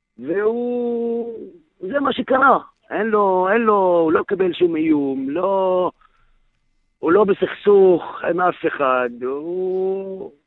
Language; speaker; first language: Hebrew; non-native, local second language; Arabic